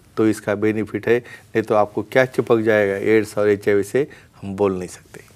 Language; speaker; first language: Hindi; non-native, local second language; Marathi